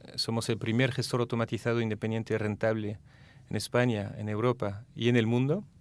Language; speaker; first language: Spanish; non-native, fluent; French